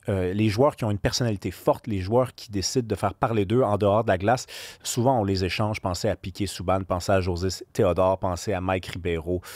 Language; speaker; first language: French; native; French